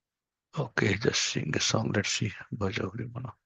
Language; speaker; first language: English; non-native, fluent; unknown